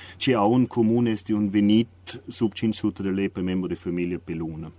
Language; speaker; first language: Romanian; non-native, fluent; German